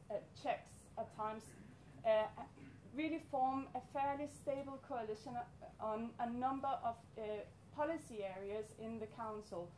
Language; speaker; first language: English; non-native, fluent; Danish